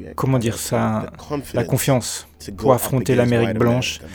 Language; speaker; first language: French; non-native, fluent; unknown